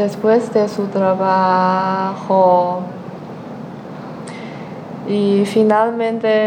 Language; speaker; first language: Spanish; non-native, learner; Chinese